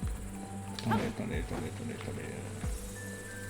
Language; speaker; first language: French; native; French